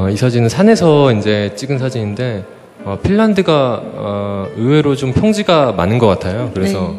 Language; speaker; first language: Korean; native; Korean